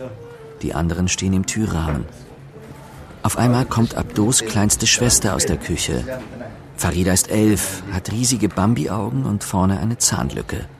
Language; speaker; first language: German; native; German